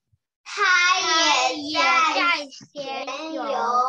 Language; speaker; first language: Chinese; early bilingual, heritage; Chinese